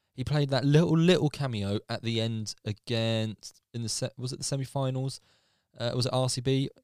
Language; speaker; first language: English; native; English